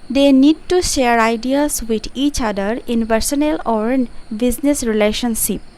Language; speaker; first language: English; non-native, local second language; Assamese